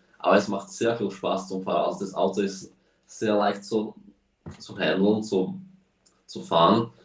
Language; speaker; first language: German; early bilingual, heritage; German